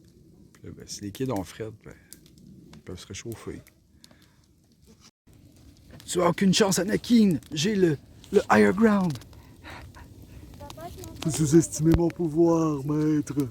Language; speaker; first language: French; native; French